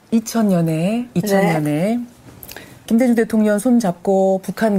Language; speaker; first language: Korean; native; Korean